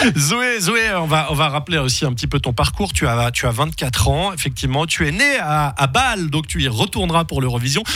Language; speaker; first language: French; native; French